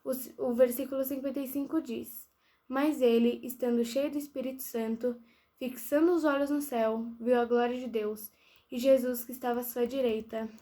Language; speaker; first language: Portuguese; native; Portuguese